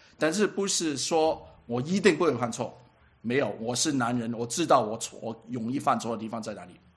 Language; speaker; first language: Chinese; non-native, local second language; Cantonese